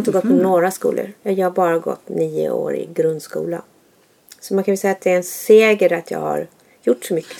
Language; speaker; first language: Swedish; native; Swedish